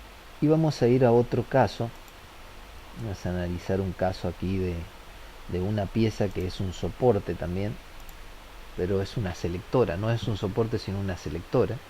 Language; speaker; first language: Spanish; native; Spanish